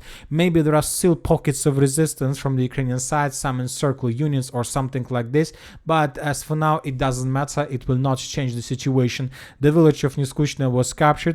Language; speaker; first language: English; non-native, fluent; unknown